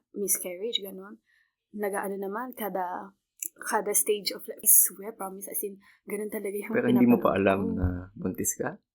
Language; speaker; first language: Filipino; native; Filipino